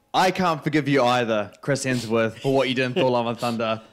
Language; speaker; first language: English; native; English